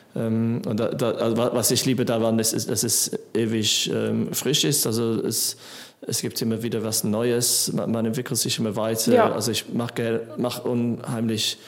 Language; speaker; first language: German; non-native, fluent; English